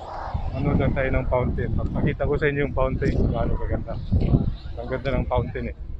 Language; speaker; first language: Filipino; non-native, local second language; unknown